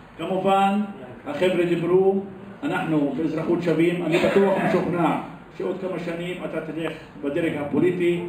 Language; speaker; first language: Hebrew; non-native, local second language; Arabic